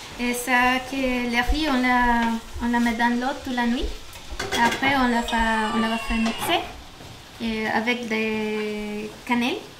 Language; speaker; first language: French; non-native, learner; Spanish